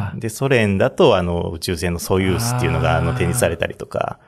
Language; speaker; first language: Japanese; native; Japanese